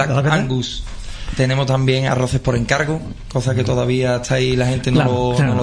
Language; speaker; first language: Spanish; native; Spanish